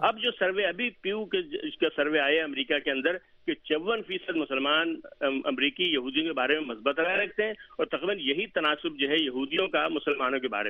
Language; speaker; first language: Urdu; native; Urdu